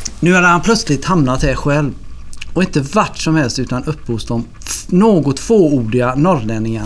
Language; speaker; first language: Swedish; native; Swedish